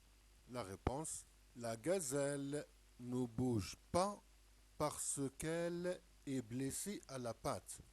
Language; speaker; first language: French; non-native, local second language; Arabic